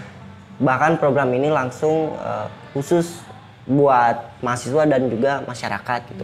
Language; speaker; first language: Indonesian; native; Indonesian